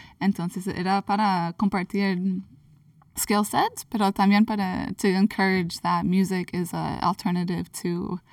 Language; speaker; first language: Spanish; early bilingual, heritage; English